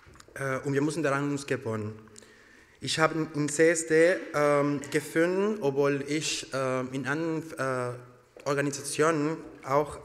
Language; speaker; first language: German; non-native, learner; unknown